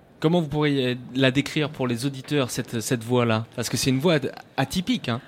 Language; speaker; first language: French; native; French